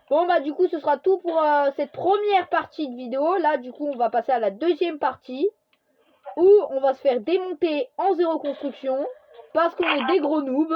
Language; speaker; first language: French; native; French